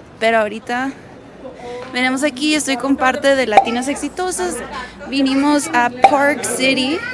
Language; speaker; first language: Spanish; early bilingual, heritage; Spanish